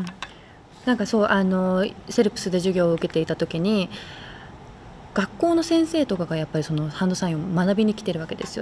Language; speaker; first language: Japanese; native; Japanese